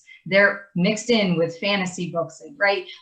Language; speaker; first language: English; native; English